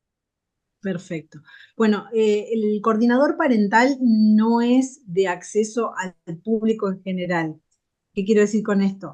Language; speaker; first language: Spanish; native; Spanish